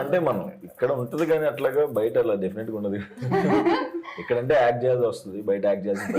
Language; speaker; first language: Telugu; native; Telugu